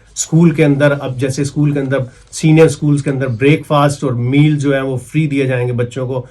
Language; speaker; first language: Hindi; native; Hindi